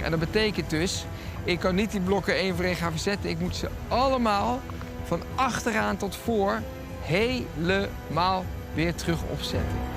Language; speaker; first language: Dutch; native; Dutch